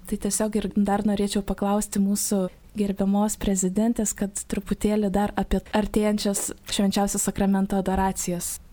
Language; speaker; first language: Lithuanian; native; Lithuanian